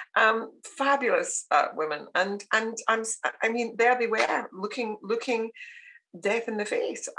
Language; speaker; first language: English; native; English